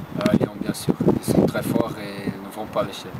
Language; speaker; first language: French; non-native, learner; Portuguese